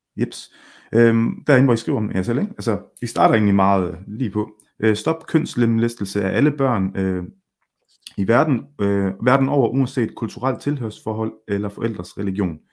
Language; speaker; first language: Danish; early bilingual, other home language; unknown